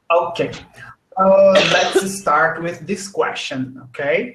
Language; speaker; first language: English; non-native, learner; Portuguese